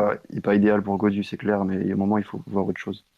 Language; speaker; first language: French; native; French